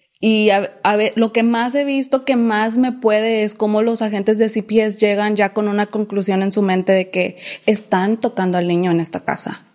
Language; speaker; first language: Spanish; early bilingual, heritage; English